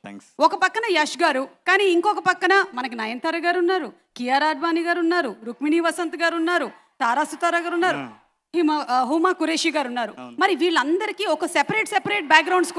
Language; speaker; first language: Telugu; native; Telugu